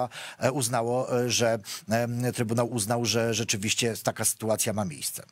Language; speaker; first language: Polish; native; Polish